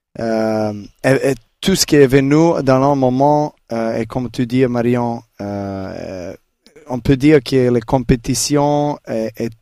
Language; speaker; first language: French; non-native, learner; Serbian